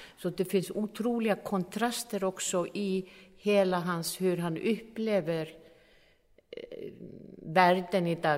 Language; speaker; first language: Swedish; non-native, fluent; Icelandic